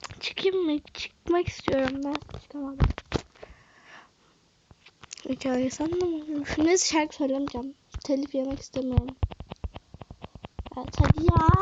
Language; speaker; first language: Turkish; native; Turkish